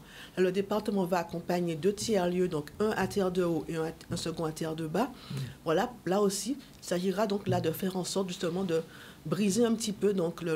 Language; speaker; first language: French; native; French